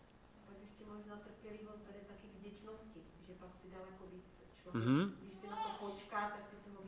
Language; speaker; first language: Czech; native; Czech